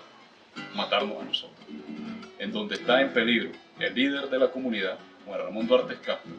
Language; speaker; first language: Spanish; native; Spanish